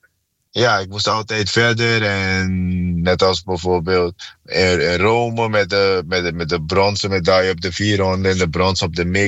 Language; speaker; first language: Dutch; non-native, fluent; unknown